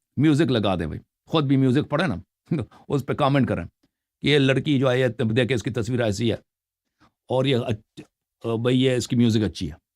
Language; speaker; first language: Urdu; non-native, local second language; Saraiki